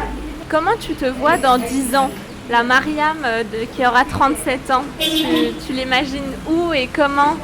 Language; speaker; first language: French; native; French